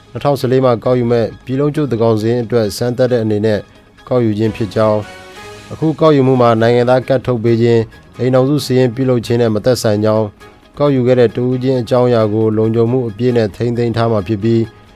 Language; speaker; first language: Burmese; non-native, local second language; Rohingya